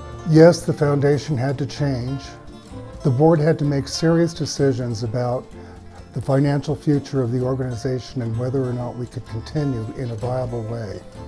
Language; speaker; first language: English; native; English